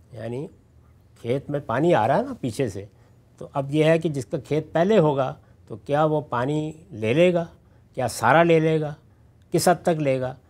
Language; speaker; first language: Urdu; non-native, local second language; Punjabi